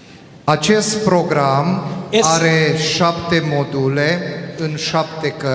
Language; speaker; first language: Romanian; non-native, fluent; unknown